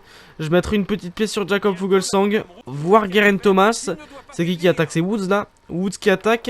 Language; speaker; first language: French; native; French